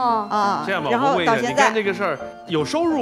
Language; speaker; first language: Chinese; native; Chinese